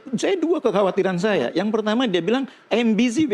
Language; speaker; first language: Indonesian; native; Indonesian